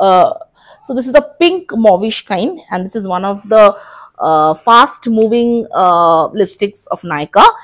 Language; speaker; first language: English; non-native, local second language; Bangla